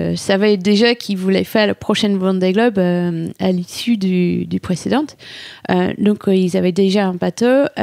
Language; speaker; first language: French; non-native, fluent; English